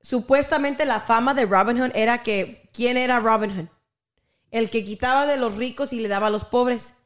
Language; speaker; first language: Spanish; early bilingual, heritage; Spanish